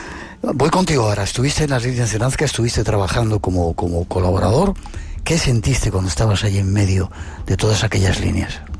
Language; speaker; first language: Spanish; native; Spanish